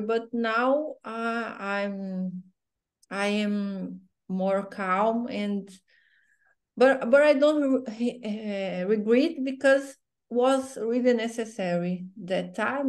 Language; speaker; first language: English; non-native, learner; Portuguese